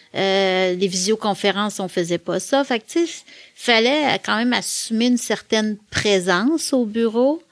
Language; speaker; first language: French; native; French